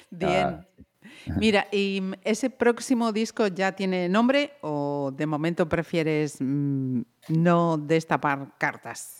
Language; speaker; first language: Spanish; native; Spanish